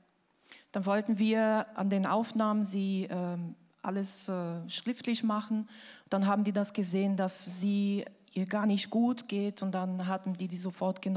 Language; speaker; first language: German; non-native, fluent; Portuguese